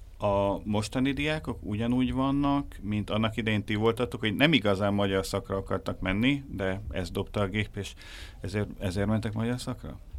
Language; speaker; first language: Hungarian; native; Hungarian